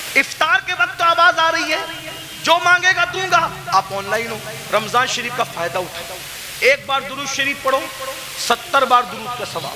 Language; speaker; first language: Urdu; native; Urdu